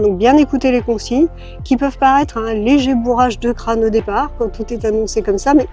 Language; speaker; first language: French; native; French